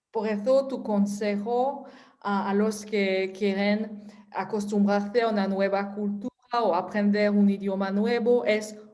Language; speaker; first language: Spanish; non-native, fluent; French